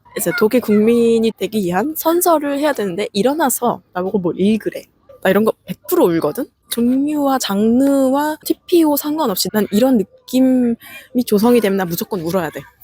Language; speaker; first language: Korean; native; Korean